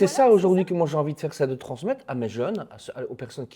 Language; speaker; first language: French; native; French